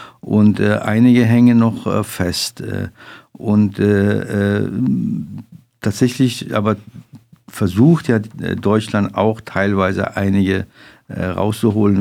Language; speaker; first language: German; non-native, fluent; Persian